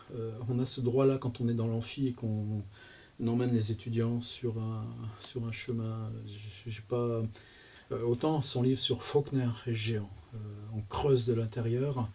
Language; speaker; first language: French; native; French